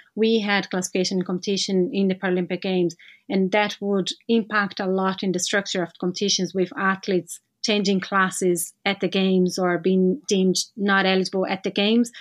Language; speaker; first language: English; non-native, fluent; Portuguese